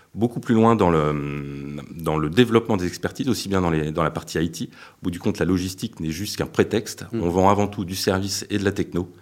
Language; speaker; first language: French; native; French